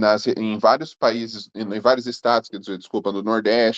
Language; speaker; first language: Portuguese; native; Portuguese